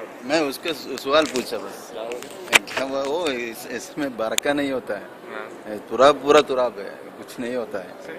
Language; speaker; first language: Hindi; non-native, local second language; Malayalam